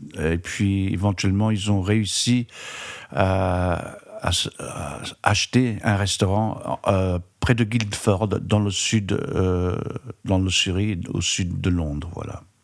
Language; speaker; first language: French; early bilingual, heritage; French